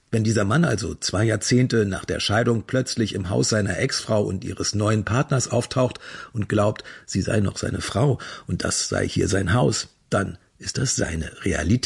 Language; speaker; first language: German; native; German